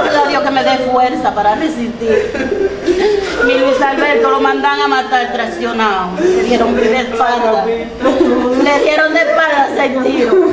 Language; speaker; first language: Spanish; native; Spanish